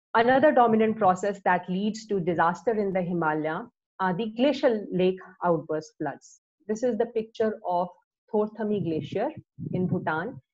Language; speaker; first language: English; non-native, local second language; Hindi